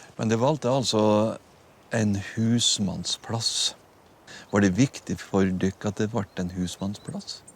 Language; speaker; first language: Norwegian; native; Norwegian